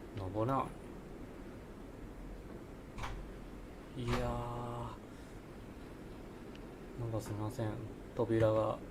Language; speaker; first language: Japanese; non-native, learner; Chinese